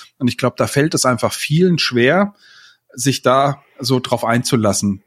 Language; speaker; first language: German; native; German